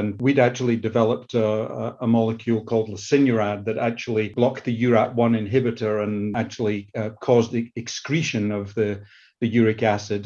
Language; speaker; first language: English; native; English